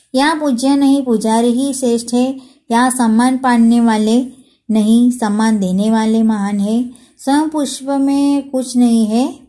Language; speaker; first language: Hindi; non-native, local second language; Gujarati